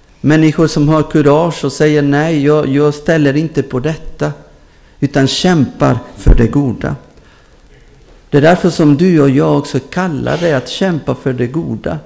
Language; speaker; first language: Swedish; non-native, fluent; Spanish